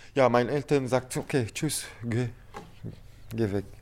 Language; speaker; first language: German; non-native, learner; Arabic